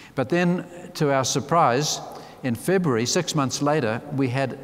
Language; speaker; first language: English; native; English